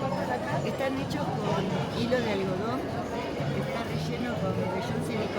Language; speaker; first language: Spanish; native; Spanish